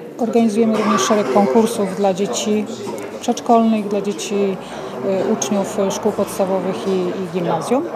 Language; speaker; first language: Polish; native; Polish